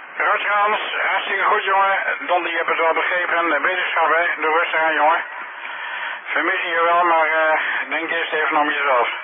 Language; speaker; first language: Dutch; native; Dutch